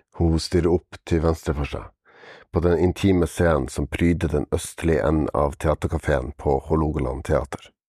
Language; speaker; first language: Norwegian; native; Norwegian